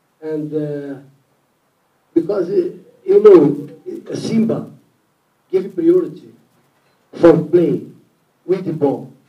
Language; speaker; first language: English; non-native, learner; Portuguese